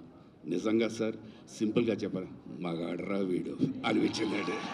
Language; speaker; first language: Telugu; native; Telugu